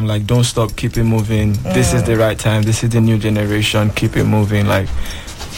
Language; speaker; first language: English; non-native, local second language; Yoruba